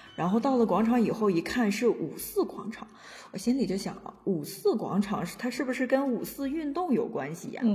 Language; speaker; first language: Chinese; native; Chinese